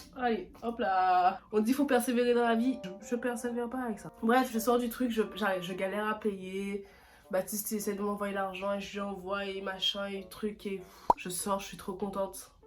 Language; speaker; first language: French; native; French